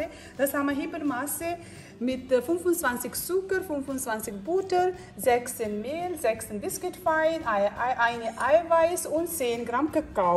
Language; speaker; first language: German; non-native, learner; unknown